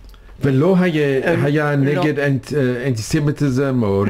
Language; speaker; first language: Hebrew; non-native, learner; English